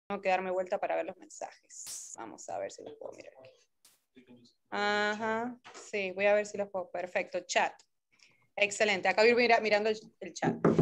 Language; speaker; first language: Spanish; native; Spanish